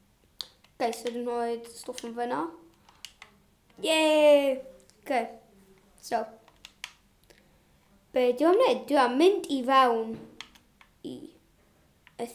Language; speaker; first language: Welsh; non-native, local second language; English